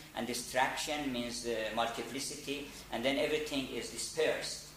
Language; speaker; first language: English; non-native, fluent; Persian